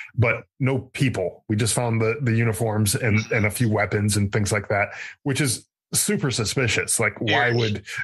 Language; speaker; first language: English; native; English